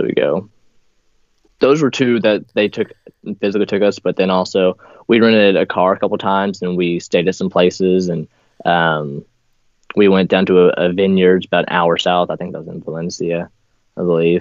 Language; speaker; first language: English; native; English